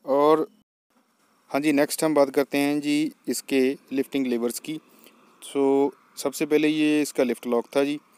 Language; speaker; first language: Hindi; non-native, local second language; Punjabi